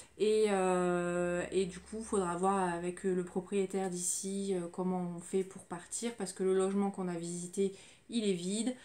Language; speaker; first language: French; native; French